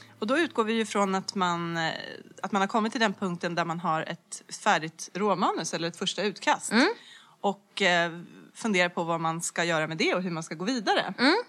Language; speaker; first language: Swedish; native; Swedish